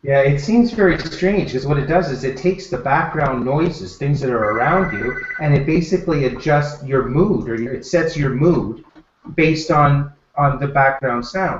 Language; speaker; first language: English; native; English